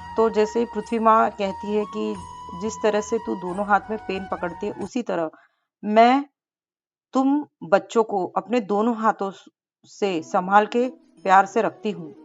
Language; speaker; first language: Hindi; non-native, local second language; Marathi